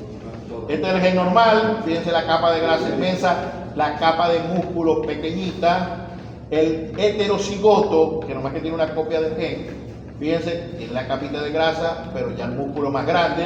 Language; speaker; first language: Spanish; native; Spanish